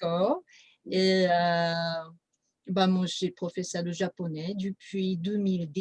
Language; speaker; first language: French; non-native, fluent; Japanese